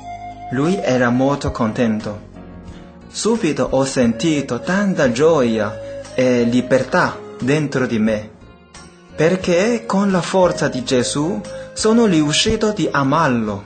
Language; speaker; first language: Italian; non-native, fluent; Chinese